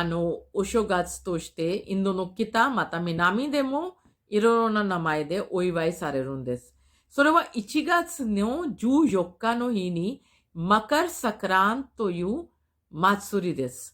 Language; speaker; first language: Japanese; non-native, fluent; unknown